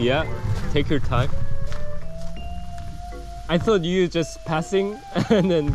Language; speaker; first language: English; non-native, learner; Korean